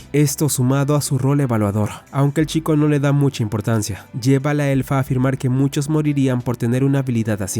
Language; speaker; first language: Spanish; native; Spanish